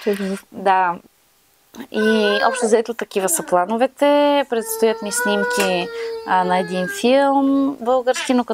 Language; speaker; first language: Bulgarian; native; Bulgarian